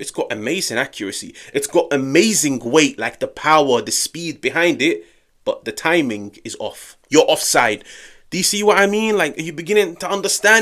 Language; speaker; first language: English; native; English